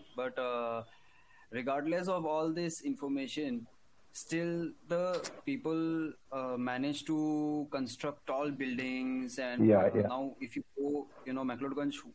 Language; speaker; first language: English; non-native, local second language; Hindi